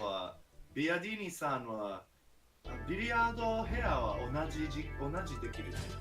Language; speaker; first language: Japanese; non-native, learner; English